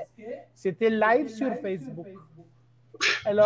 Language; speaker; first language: French; non-native, fluent; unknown